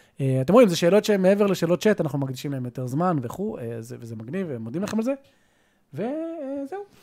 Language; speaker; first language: Hebrew; native; Hebrew